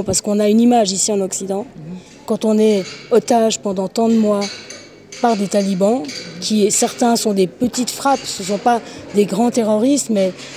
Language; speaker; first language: French; native; French